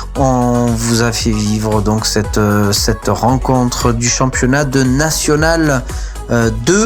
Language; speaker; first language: French; native; French